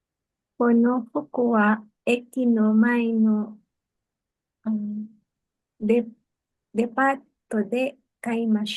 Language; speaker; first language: Japanese; non-native, learner; Filipino